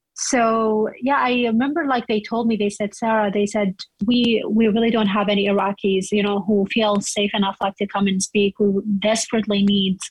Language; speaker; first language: English; non-native, fluent; Arabic